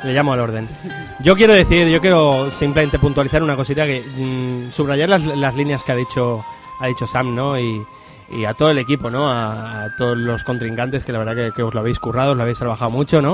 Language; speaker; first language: Spanish; native; Spanish